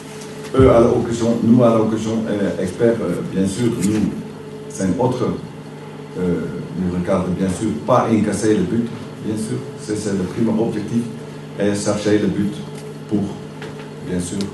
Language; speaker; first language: French; non-native, learner; Dutch